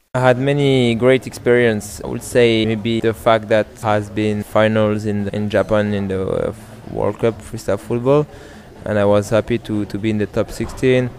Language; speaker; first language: English; non-native, fluent; French